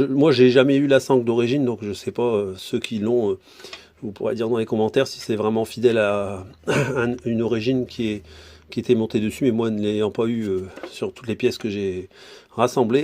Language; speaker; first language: French; native; French